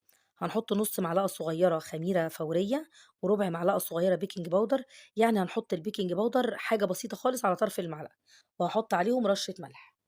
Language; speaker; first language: Arabic; native; Arabic